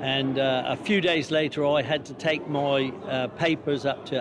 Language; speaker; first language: English; native; English